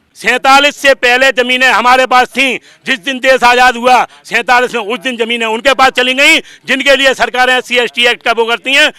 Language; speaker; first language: Hindi; native; Hindi